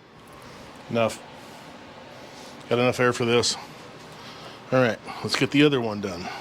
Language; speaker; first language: English; native; English